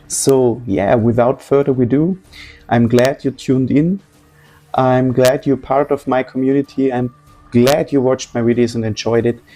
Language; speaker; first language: English; non-native, fluent; German